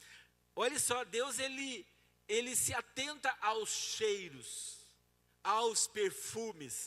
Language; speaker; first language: Portuguese; native; Portuguese